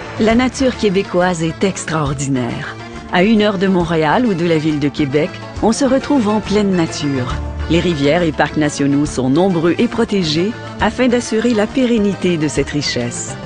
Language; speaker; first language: French; native; French